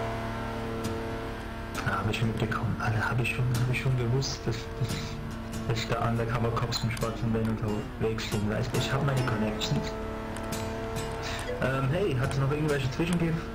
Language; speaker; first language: German; native; German